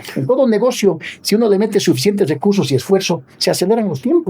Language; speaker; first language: Spanish; native; Spanish